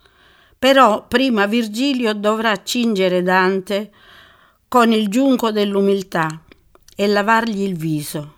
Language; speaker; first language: Italian; native; Italian